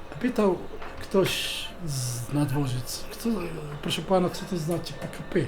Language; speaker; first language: Polish; non-native, learner; Arabic